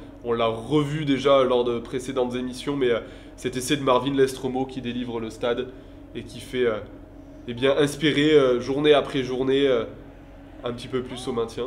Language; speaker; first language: French; native; French